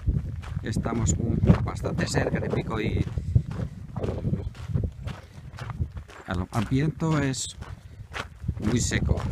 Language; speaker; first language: Spanish; non-native, learner; Finnish